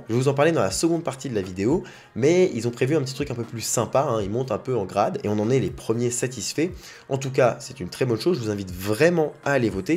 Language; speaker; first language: French; native; French